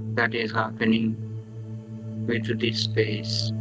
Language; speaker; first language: English; non-native, local second language; Malayalam